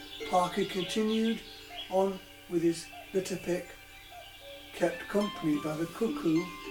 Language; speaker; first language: English; native; English